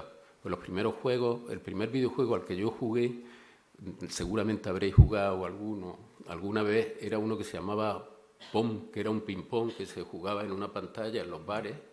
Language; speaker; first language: Spanish; native; Spanish